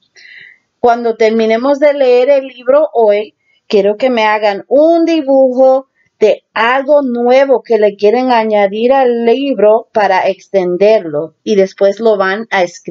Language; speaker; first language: Spanish; early bilingual, heritage; Spanish